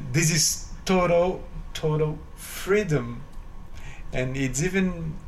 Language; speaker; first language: English; non-native, fluent; Portuguese